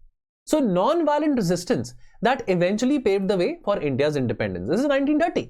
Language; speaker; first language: English; non-native, local second language; Hindi